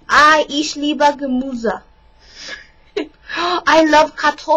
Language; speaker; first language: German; non-native, learner; Spanish